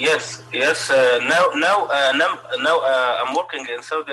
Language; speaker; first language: English; non-native, learner; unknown